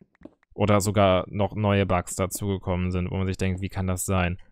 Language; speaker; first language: German; native; German